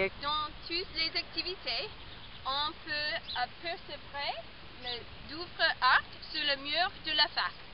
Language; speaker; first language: French; non-native, learner; English